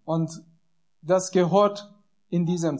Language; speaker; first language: German; non-native, learner; Persian